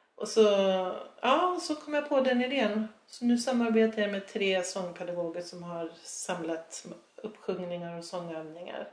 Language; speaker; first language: Swedish; native; Swedish